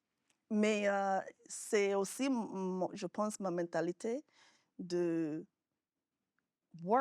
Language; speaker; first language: French; non-native, fluent; Yoruba